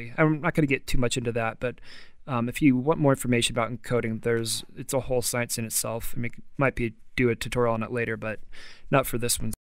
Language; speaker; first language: English; native; English